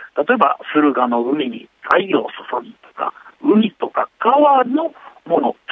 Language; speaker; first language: Japanese; native; Japanese